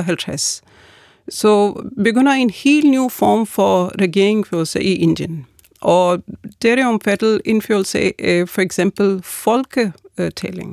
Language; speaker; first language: Danish; non-native, fluent; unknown